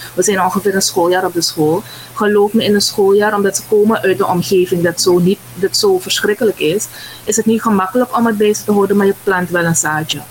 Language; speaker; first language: Dutch; native; Dutch